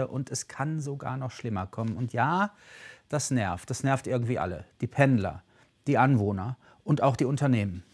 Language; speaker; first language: German; native; German